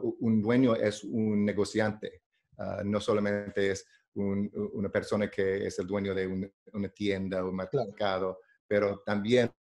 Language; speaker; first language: Spanish; non-native, learner; English